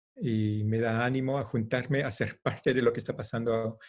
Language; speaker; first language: Spanish; non-native, fluent; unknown